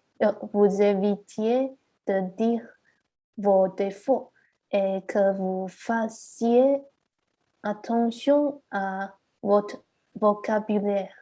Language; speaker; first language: French; non-native, learner; Chinese